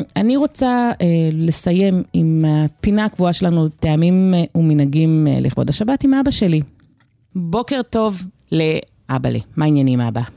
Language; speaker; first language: Hebrew; native; Hebrew